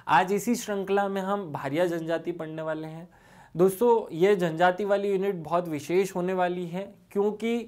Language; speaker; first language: Hindi; native; Hindi